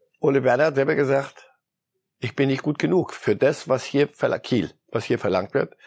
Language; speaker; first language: German; early bilingual, other home language; Polish